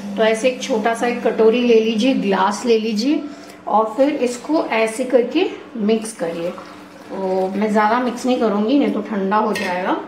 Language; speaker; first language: Hindi; non-native, local second language; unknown